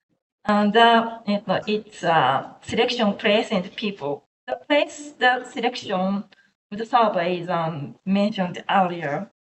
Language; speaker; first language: English; non-native, learner; Japanese